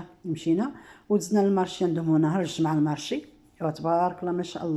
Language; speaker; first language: Arabic; native; Arabic